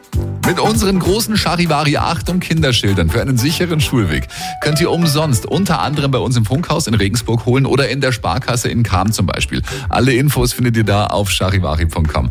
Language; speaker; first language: German; native; German